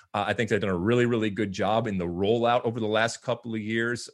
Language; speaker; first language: English; native; English